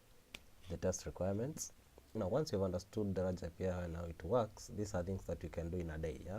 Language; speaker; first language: English; non-native, local second language; Swahili